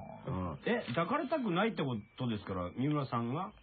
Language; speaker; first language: Japanese; native; Japanese